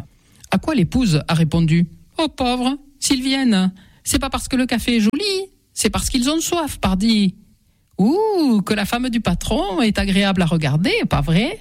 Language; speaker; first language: French; native; French